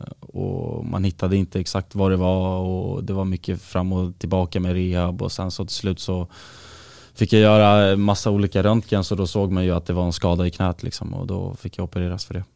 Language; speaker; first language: Swedish; native; Swedish